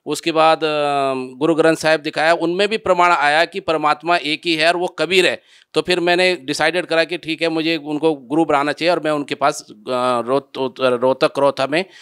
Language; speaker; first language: Hindi; native; Hindi